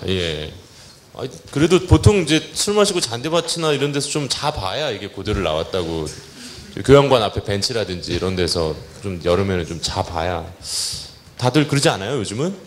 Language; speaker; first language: Korean; native; Korean